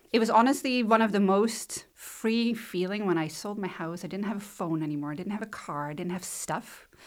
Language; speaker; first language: English; non-native, fluent; Dutch